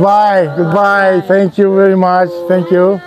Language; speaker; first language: English; non-native, fluent; Romanian